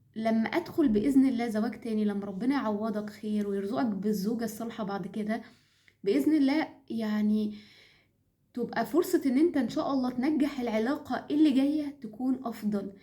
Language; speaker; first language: Arabic; native; Arabic